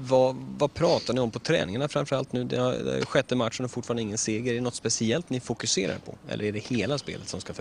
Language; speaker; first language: Swedish; native; Swedish